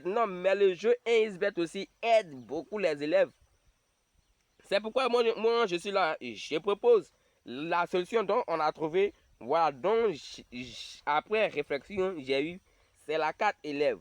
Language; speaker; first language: French; non-native, local second language; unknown